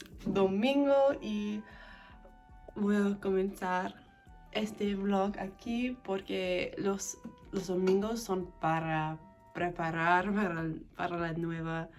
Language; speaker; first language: Spanish; non-native, learner; English